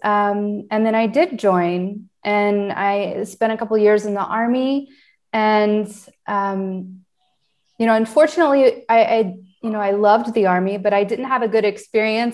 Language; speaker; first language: English; native; English